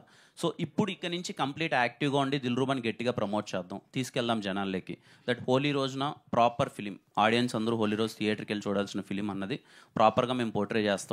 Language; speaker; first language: Telugu; native; Telugu